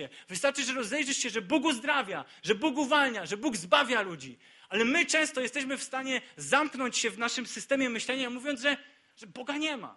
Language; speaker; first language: Polish; native; Polish